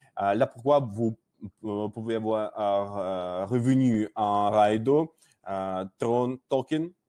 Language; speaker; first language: French; non-native, learner; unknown